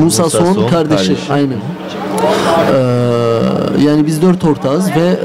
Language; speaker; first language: Turkish; early bilingual, heritage; Turkish